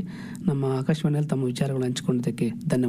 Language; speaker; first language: Kannada; native; Kannada